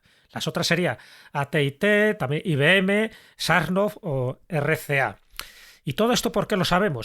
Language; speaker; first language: Spanish; native; Spanish